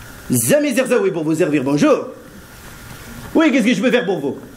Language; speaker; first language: French; native; French